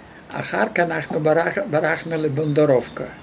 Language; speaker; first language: Hebrew; non-native, fluent; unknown